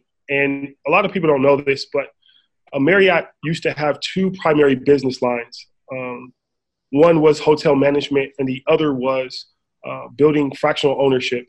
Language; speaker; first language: English; native; English